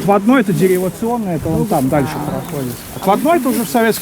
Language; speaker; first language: Russian; native; Russian